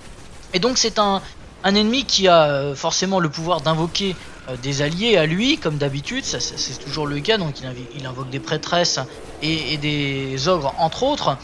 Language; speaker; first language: French; native; French